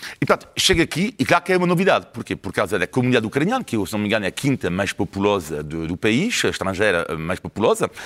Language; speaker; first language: Portuguese; non-native, fluent; French